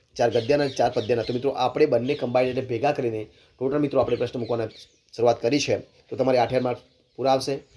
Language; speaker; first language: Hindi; non-native, local second language; Gujarati